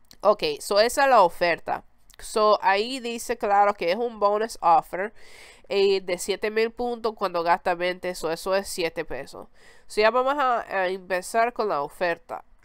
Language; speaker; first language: Spanish; early bilingual, heritage; Spanish